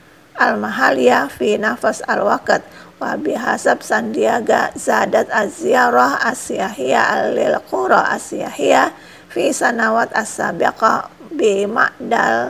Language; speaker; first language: Arabic; non-native, fluent; Indonesian